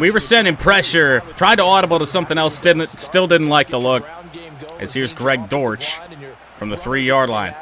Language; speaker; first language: English; native; English